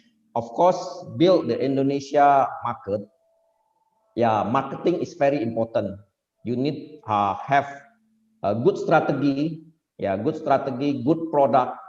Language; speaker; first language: English; non-native, fluent; Indonesian